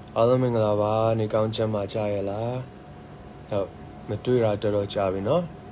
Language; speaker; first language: Burmese; non-native, local second language; Hakha Chin